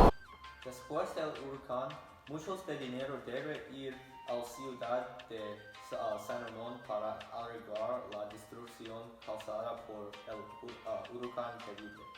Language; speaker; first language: Spanish; non-native, learner; English